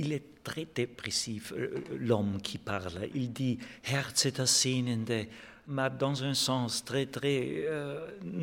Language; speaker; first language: French; non-native, fluent; German